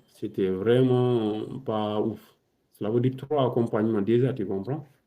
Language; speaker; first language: French; non-native, local second language; Wolof